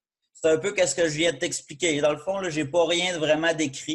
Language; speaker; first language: French; native; French